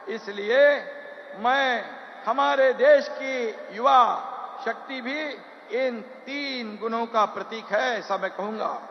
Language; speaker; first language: Hindi; non-native, local second language; Marathi